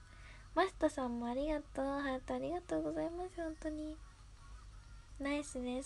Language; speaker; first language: Japanese; native; Japanese